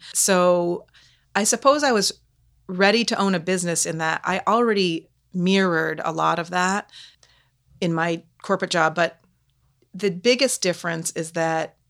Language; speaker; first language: English; native; English